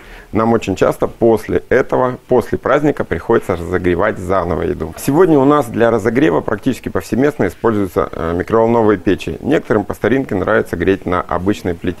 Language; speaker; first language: Russian; native; Russian